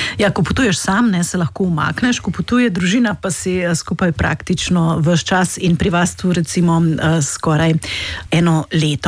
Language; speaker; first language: Slovenian; native; Slovenian